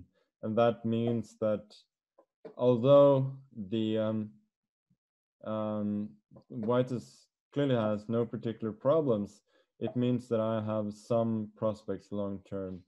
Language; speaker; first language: English; non-native, fluent; Norwegian